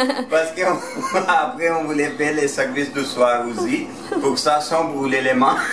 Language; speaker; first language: French; non-native, learner; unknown